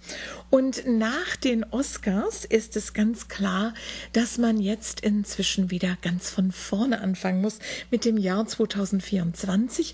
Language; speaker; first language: German; native; German